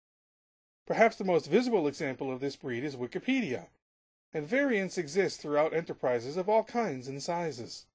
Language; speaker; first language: English; native; English